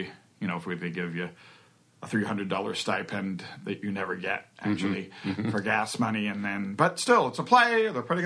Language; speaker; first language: English; native; English